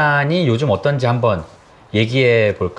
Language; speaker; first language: Korean; native; Korean